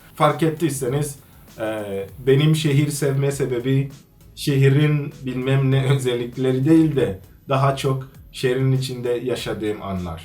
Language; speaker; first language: Turkish; non-native, fluent; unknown